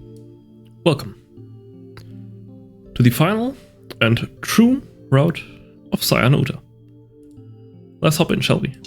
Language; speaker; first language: English; native; English